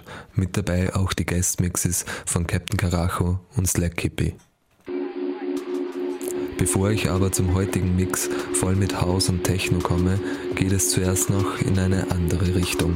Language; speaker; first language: German; native; German